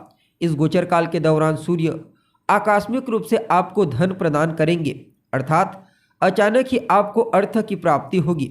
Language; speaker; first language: Hindi; native; Hindi